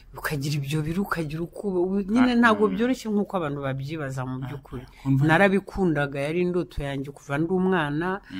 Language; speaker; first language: Kinyarwanda; early bilingual, heritage; Kinyarwanda